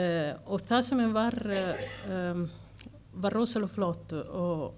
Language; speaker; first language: Icelandic; non-native, learner; Italian